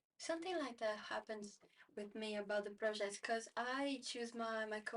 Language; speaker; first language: English; non-native, learner; Portuguese